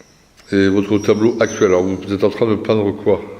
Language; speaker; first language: French; native; French